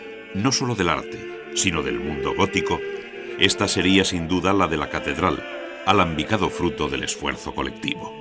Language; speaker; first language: Spanish; native; Spanish